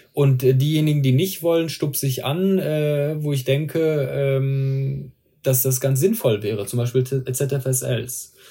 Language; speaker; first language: German; early bilingual, other home language; Persian